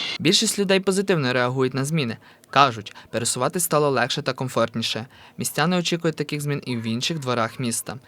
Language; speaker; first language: Ukrainian; native; Ukrainian